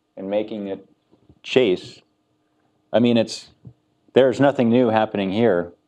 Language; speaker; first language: English; native; English